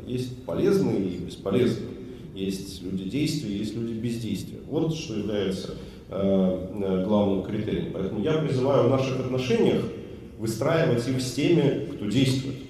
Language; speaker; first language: Russian; native; Russian